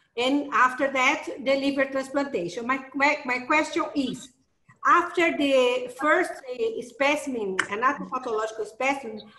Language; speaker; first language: English; non-native, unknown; Portuguese